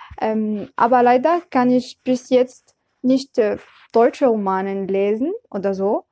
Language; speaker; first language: German; non-native, learner; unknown